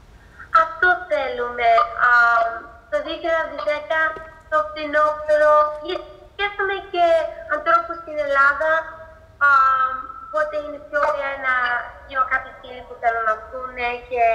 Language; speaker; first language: Greek; early bilingual, heritage; Greek